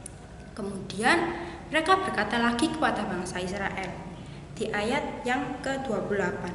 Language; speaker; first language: Indonesian; native; Indonesian